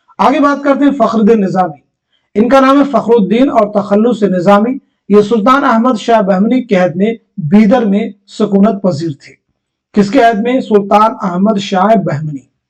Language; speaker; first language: Urdu; native; Urdu